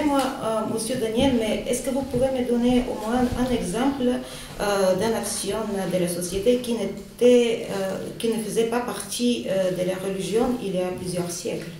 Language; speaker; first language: French; non-native, fluent; Spanish